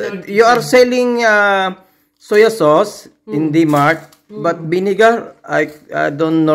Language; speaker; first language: English; non-native, local second language; Filipino